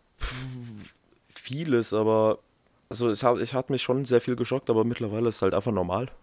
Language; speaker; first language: German; non-native, fluent; Romanian